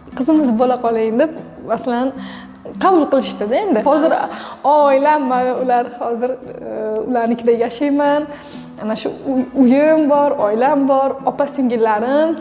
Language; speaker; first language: Uzbek; non-native, local second language; Russian